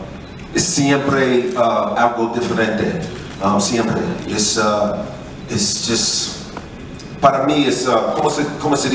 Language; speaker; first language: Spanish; non-native, learner; English